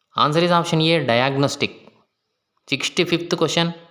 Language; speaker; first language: English; non-native, local second language; Telugu